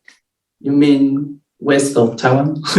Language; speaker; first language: English; non-native, learner; Chinese